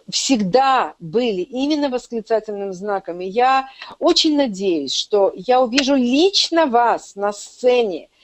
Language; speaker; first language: Russian; native; Russian